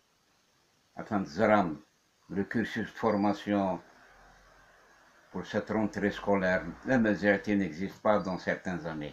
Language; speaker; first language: French; non-native, local second language; Kabyle